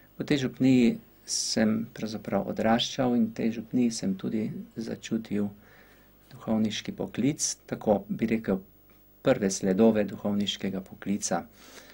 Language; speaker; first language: Slovenian; native; Slovenian